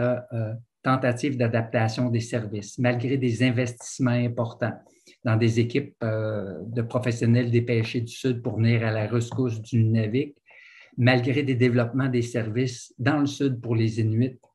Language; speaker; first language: French; native; French